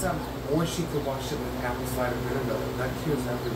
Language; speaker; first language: English; native; English